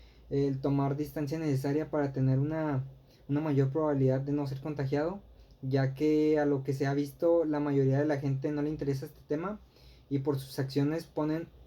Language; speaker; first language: Spanish; native; Spanish